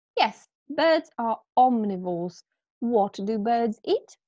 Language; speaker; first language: English; non-native, fluent; Polish